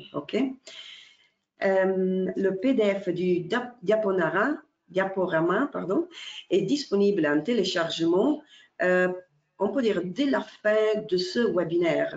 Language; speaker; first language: French; non-native, fluent; Italian